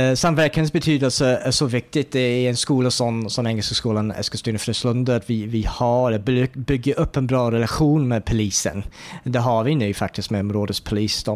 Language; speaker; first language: Swedish; non-native, fluent; English